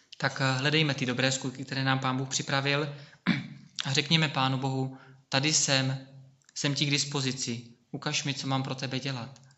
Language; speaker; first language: Czech; native; Czech